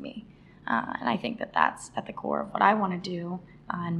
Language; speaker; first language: English; native; English